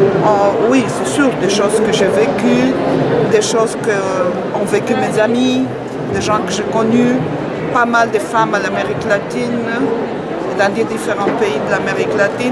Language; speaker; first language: French; non-native, fluent; Spanish